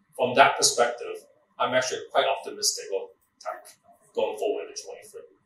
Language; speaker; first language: English; non-native, local second language; Cantonese